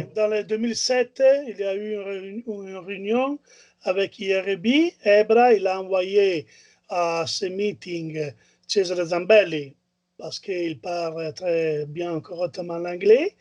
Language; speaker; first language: French; non-native, learner; Italian